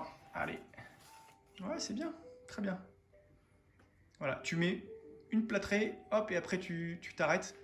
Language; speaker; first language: French; native; French